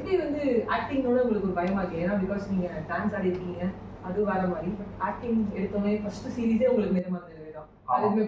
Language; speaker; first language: Tamil; native; Tamil